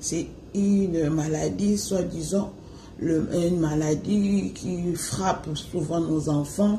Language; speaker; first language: French; non-native, local second language; Lingala